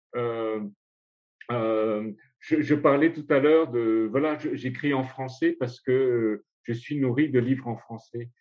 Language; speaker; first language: French; non-native, local second language; Malagasy